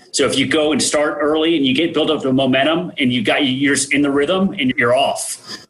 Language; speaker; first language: English; native; English